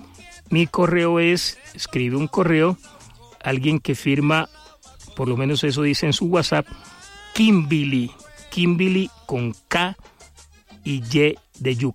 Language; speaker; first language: Spanish; native; Spanish